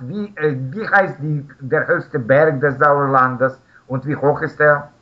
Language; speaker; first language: German; non-native, learner; Russian